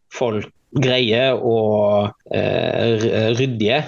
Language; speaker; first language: Norwegian; native; Norwegian